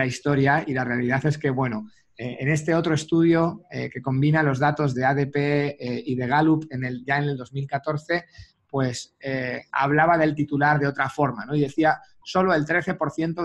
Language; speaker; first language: Spanish; native; Spanish